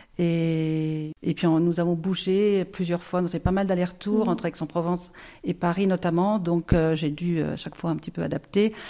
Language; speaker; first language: French; native; French